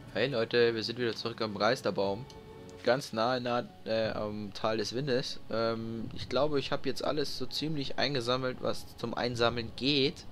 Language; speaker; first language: German; native; German